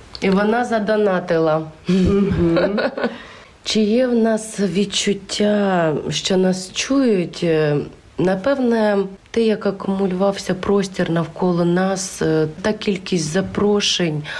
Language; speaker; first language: Ukrainian; native; Ukrainian